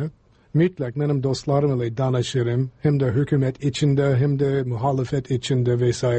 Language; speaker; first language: Turkish; non-native, fluent; English